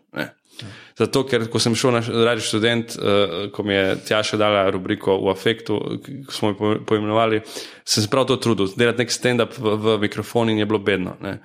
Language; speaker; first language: Slovenian; early bilingual, other home language; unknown